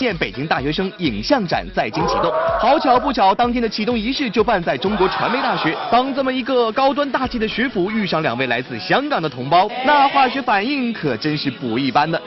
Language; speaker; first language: Chinese; native; Chinese